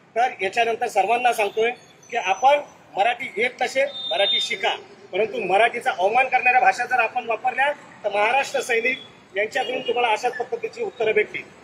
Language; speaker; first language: Marathi; native; Marathi